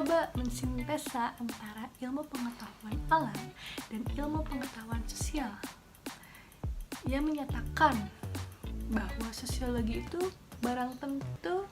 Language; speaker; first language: Indonesian; native; Indonesian